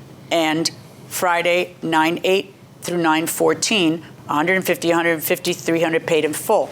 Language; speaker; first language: English; native; English